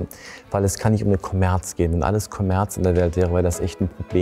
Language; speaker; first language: German; native; German